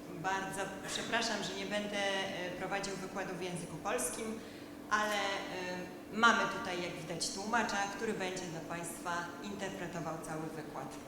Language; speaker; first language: Polish; native; Polish